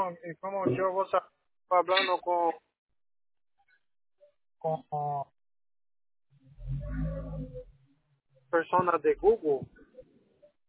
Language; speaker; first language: Spanish; non-native, learner; Portuguese